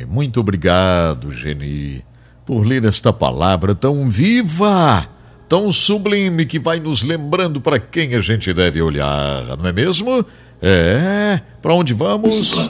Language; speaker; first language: Portuguese; native; Portuguese